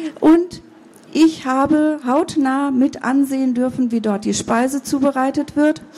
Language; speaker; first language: German; early bilingual, other home language; Kurdish